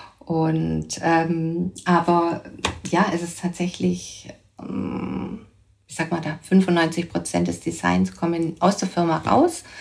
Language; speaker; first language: German; native; German